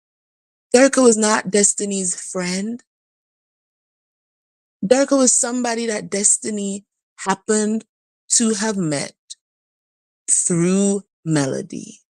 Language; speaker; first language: English; native; English